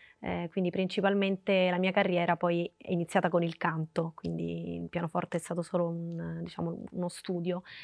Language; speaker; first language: Italian; native; Italian